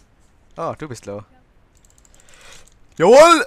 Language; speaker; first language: German; native; German